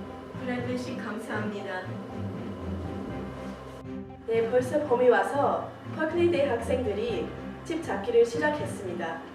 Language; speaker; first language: Korean; early bilingual, heritage; Korean